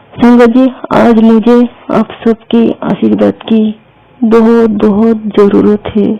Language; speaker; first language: Hindi; non-native, local second language; Bangla